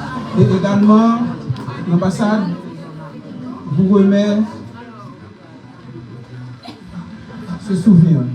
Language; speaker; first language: French; non-native, local second language; Haitian Creole